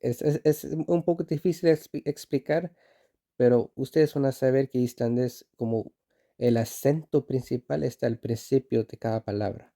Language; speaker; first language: Spanish; non-native, fluent; Icelandic